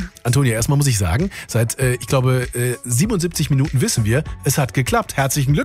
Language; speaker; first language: German; native; German